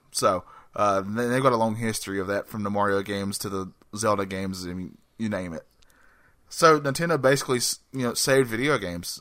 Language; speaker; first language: English; native; English